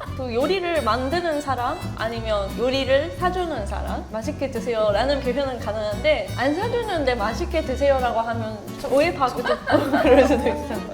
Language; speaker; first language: Korean; non-native, fluent; Japanese